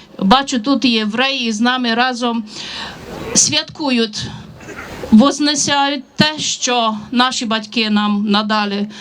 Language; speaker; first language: Ukrainian; non-native, fluent; Romanian